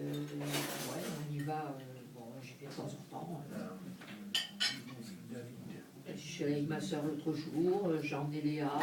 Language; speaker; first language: French; native; French